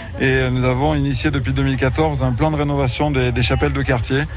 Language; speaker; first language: French; native; French